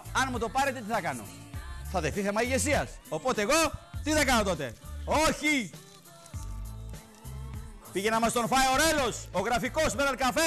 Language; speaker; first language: Greek; native; Greek